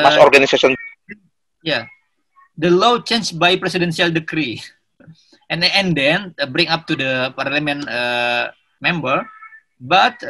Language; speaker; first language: English; non-native, learner; Indonesian